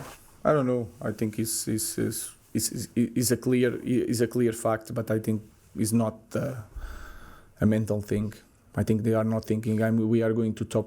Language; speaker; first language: English; non-native, fluent; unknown